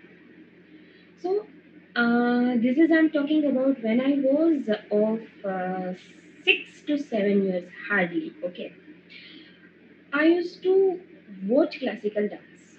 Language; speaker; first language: English; non-native, local second language; Gujarati